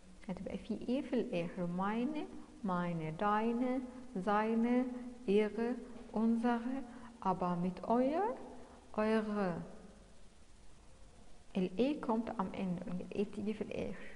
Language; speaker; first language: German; non-native, fluent; Arabic